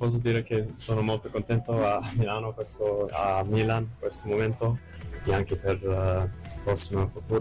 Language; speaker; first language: Italian; non-native, fluent; English